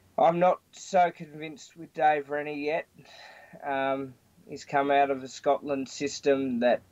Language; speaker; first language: English; native; English